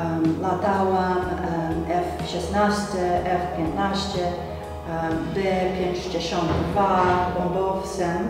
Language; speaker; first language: Polish; non-native, learner; English